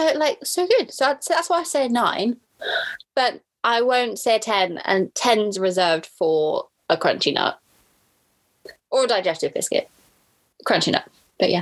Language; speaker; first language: English; native; English